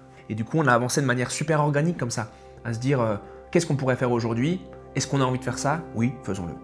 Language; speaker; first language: French; native; French